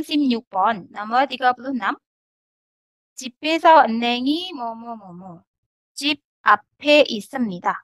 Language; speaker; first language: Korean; non-native, fluent; Indonesian